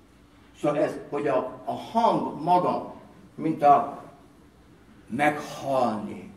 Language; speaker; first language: Hungarian; early bilingual, heritage; Hungarian